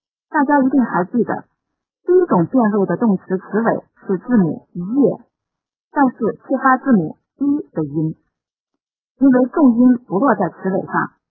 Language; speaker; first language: Chinese; native; Chinese